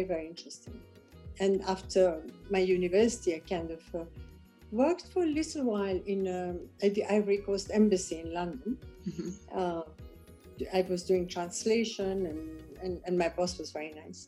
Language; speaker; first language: English; non-native, local second language; Kachhi